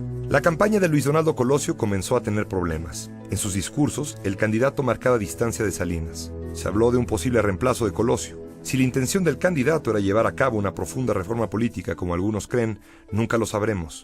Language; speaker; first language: Spanish; native; Spanish